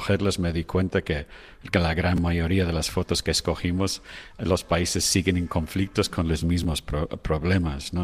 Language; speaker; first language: Spanish; non-native, fluent; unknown